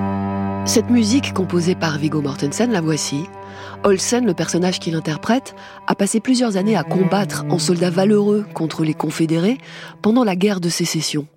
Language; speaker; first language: French; native; French